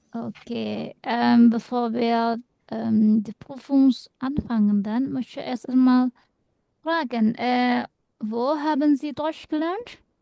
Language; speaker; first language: German; non-native, learner; Indonesian